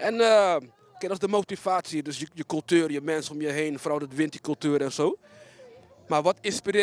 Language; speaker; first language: Dutch; native; Dutch